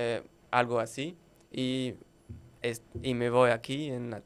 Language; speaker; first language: Spanish; non-native, learner; French